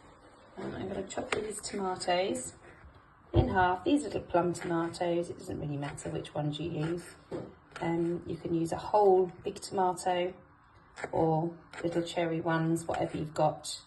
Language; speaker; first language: English; native; English